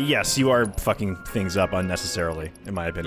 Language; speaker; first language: English; native; English